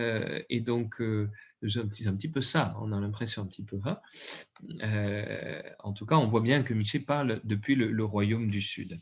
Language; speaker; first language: French; native; French